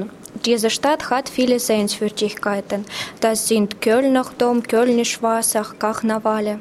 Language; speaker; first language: German; non-native, learner; Russian